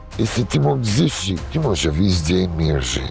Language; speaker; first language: Russian; non-native, learner; English